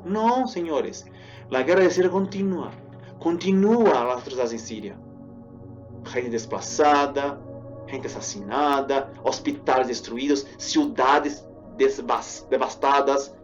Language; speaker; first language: Portuguese; non-native, fluent; Spanish